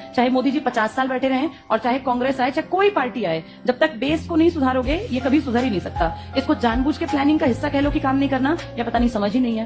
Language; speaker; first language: Hindi; native; Hindi